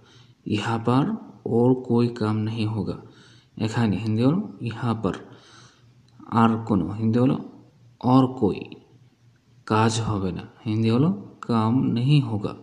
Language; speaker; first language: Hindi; non-native, learner; Bangla